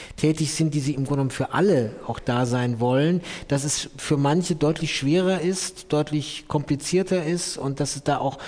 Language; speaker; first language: German; native; German